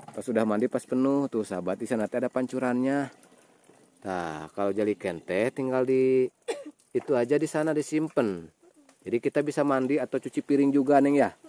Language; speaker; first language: Indonesian; non-native, local second language; Sundanese